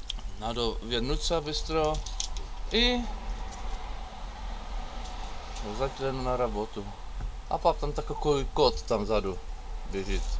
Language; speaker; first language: Russian; early bilingual, heritage; Russian